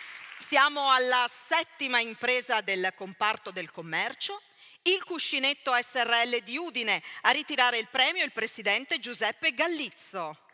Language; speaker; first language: Italian; native; Italian